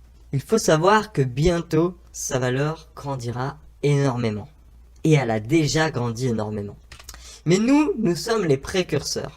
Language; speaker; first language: French; native; French